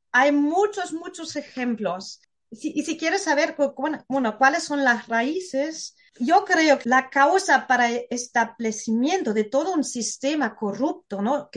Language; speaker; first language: Spanish; non-native, fluent; German